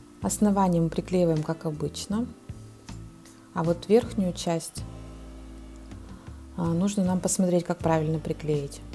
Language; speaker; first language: Russian; native; Russian